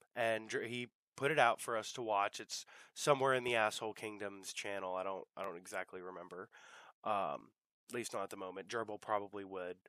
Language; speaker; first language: English; native; English